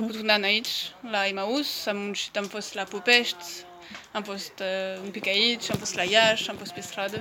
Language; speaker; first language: Romanian; non-native, fluent; French